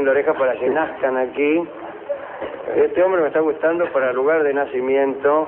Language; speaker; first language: Spanish; native; Spanish